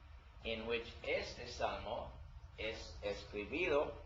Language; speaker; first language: Spanish; non-native, learner; English